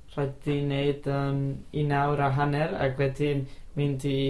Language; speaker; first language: Welsh; non-native, learner; Spanish